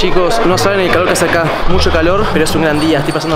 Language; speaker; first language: Spanish; native; Spanish